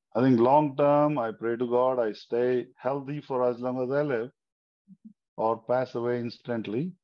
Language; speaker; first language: English; non-native, local second language; Hindi